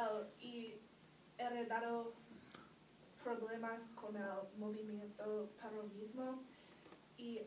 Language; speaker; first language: Spanish; non-native, learner; English